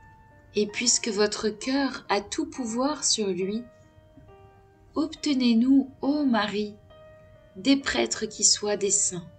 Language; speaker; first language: French; native; French